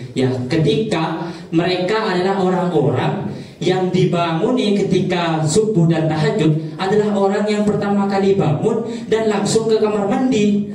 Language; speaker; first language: Indonesian; native; Indonesian